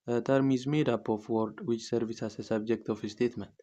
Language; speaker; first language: English; non-native, local second language; Amharic